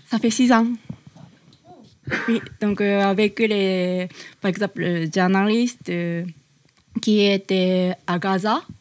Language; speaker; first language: French; non-native, learner; Japanese